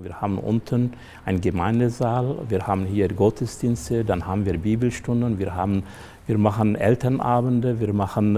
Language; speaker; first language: German; non-native, fluent; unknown